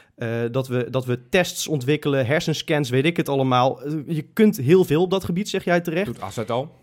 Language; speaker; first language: Dutch; native; Dutch